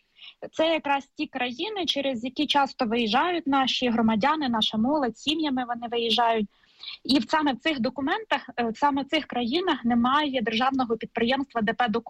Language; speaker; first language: Ukrainian; native; Ukrainian